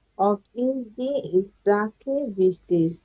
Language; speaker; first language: German; non-native, learner; Bangla